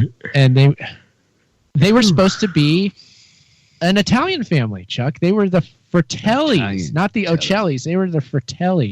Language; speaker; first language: English; native; English